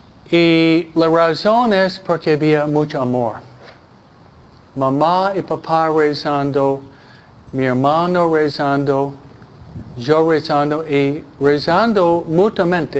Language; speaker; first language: Spanish; non-native, fluent; English